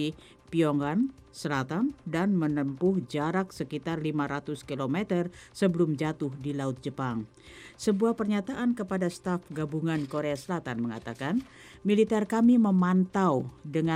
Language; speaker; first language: Indonesian; native; Indonesian